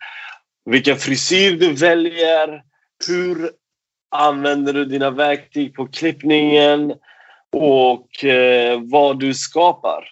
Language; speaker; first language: Swedish; non-native, fluent; Persian